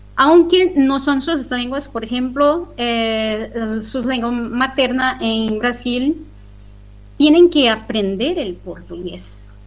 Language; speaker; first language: Spanish; non-native, local second language; Guarani